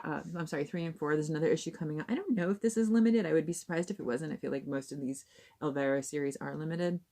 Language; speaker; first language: English; native; English